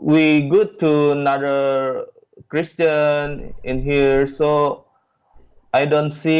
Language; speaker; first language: English; non-native, learner; Indonesian